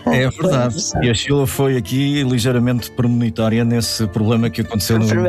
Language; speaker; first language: Portuguese; native; Portuguese